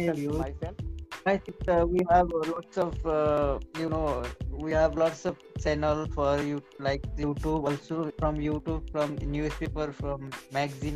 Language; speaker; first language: English; non-native, local second language; Marathi